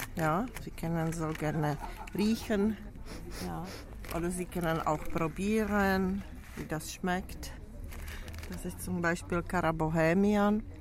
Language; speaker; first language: German; non-native, fluent; Czech